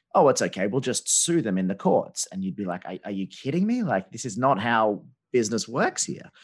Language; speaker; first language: English; native; English